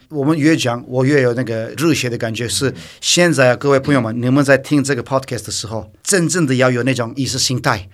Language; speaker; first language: Chinese; non-native, fluent; Turkish